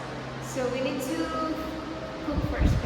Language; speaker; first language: English; non-native, learner; Indonesian